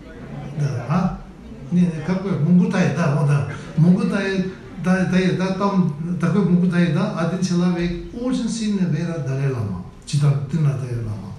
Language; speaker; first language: Russian; non-native, learner; Tibetan